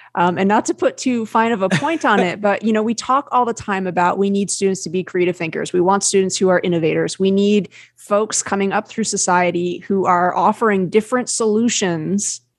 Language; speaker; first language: English; native; English